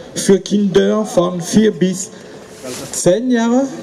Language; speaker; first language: German; non-native, fluent; French